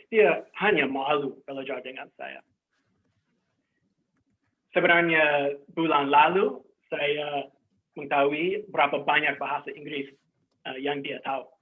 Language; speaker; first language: Indonesian; non-native, fluent; English